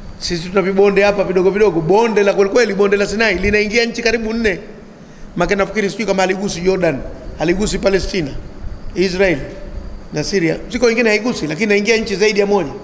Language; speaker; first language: Swahili; native; Swahili